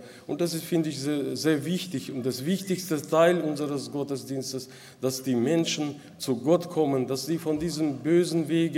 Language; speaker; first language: German; non-native, local second language; Russian